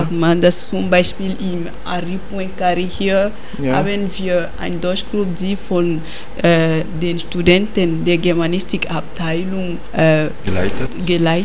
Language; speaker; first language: German; non-native, learner; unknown